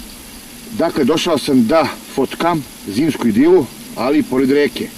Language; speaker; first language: Serbian; native; Serbian